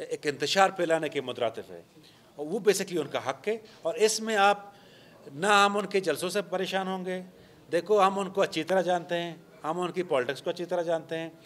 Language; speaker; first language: Urdu; non-native, local second language; Baluchi